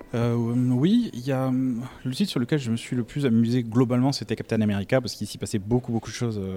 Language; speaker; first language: French; native; French